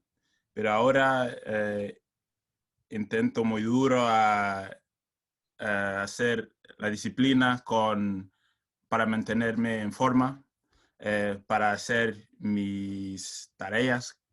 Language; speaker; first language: Spanish; non-native, learner; English